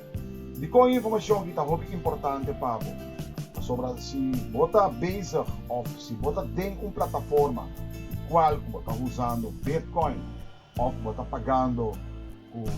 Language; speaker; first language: Portuguese; non-native, learner; Papiamento